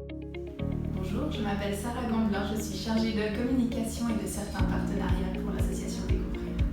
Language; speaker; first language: French; native; French